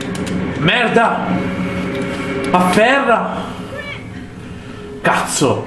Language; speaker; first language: Italian; native; Italian